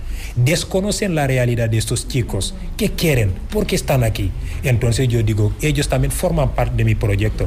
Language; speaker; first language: Spanish; non-native, fluent; Wolof